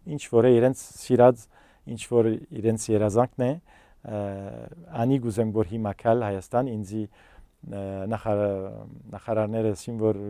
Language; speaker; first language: Armenian; early bilingual, heritage; Armenian